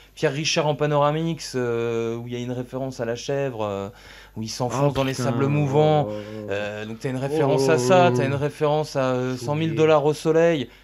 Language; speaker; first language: French; native; French